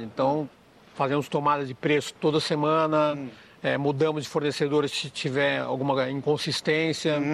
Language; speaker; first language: Portuguese; native; Portuguese